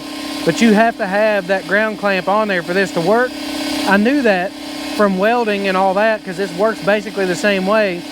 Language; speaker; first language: English; native; English